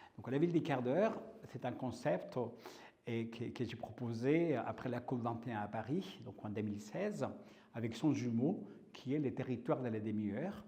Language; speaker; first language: French; non-native, fluent; Spanish